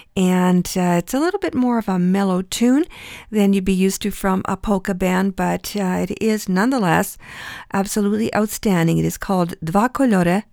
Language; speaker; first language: English; early bilingual, other home language; Ukrainian